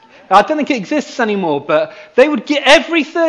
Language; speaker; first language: English; native; English